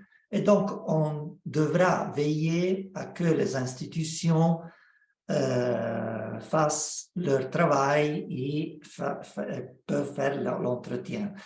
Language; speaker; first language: French; non-native, fluent; Italian